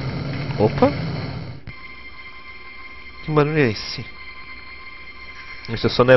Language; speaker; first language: Portuguese; native; Portuguese